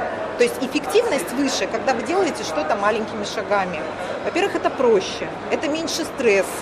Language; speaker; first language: Russian; native; Russian